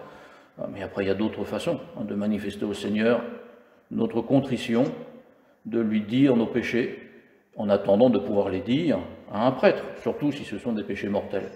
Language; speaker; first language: French; native; French